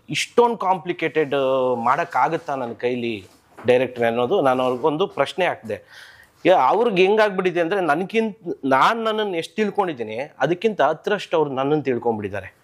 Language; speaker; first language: Kannada; native; Kannada